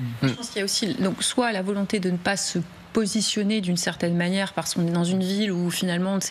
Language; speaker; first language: French; native; French